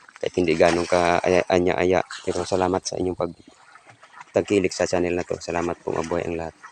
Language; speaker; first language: Filipino; non-native, local second language; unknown